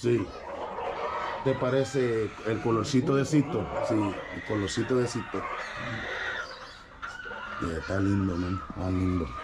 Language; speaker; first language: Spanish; non-native, fluent; English